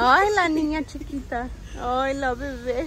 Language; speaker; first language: Spanish; early bilingual, heritage; Spanish